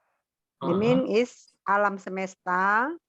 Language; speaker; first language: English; non-native, learner; Indonesian